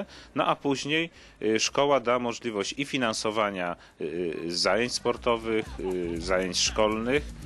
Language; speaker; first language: Polish; native; Polish